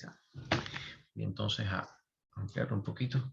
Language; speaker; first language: Spanish; native; Spanish